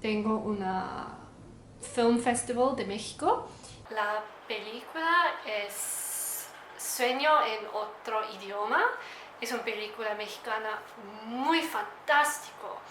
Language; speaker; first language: Spanish; non-native, learner; English